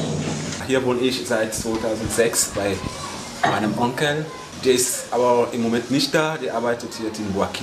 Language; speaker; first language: German; non-native, fluent; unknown